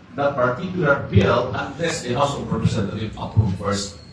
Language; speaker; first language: English; non-native, local second language; Filipino